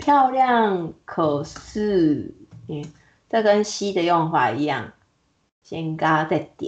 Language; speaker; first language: Chinese; non-native, fluent; Japanese